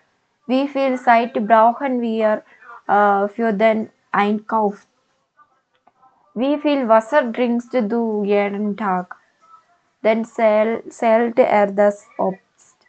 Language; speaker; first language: German; non-native, learner; Malayalam